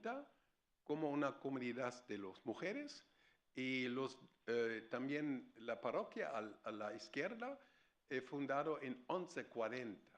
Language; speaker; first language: Spanish; non-native, fluent; German